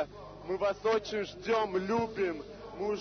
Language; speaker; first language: Russian; native; Russian